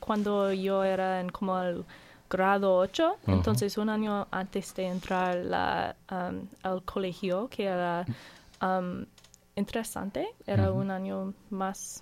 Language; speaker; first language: Spanish; non-native, learner; English